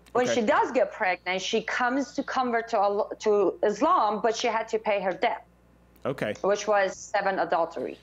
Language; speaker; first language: English; non-native, fluent; Persian